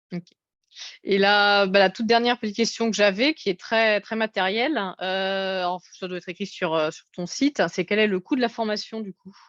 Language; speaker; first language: French; native; French